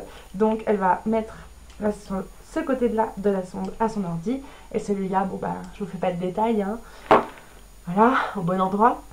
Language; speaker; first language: French; native; French